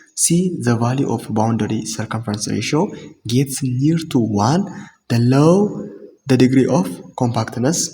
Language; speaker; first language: English; non-native, local second language; Amharic